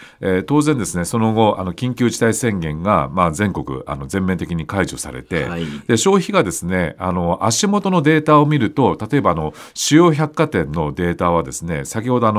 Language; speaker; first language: Japanese; native; Japanese